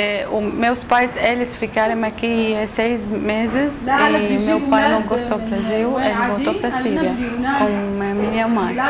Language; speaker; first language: Portuguese; non-native, learner; Arabic